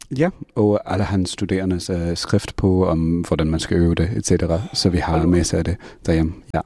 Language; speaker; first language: Danish; non-native, fluent; English